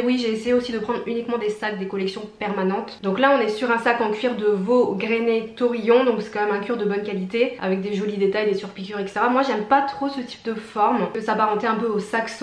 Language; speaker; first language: French; native; French